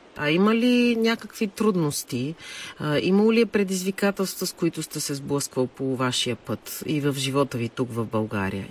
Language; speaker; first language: Bulgarian; native; Bulgarian